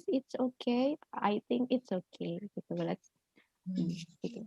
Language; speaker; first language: English; non-native, learner; Indonesian